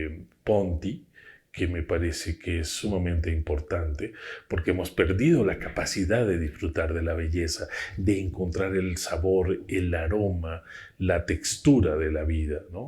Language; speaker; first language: Spanish; native; Spanish